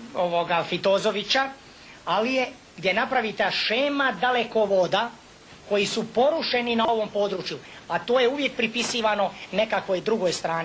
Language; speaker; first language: Bosnian; native; Bosnian